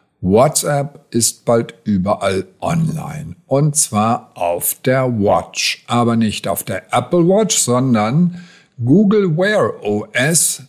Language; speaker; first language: German; native; German